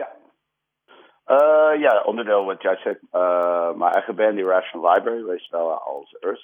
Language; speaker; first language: Dutch; non-native, fluent; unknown